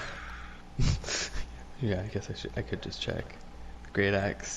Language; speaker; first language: English; native; English